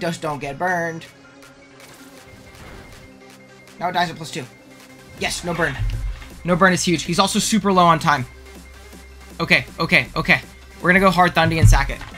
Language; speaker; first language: English; native; English